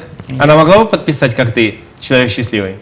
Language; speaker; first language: Russian; native; Russian